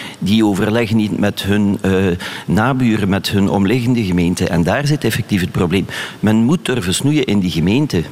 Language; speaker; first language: Dutch; native; Dutch